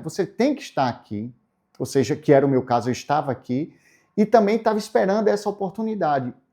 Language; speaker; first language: Portuguese; native; Portuguese